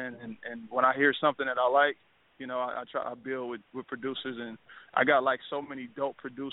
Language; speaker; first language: English; native; English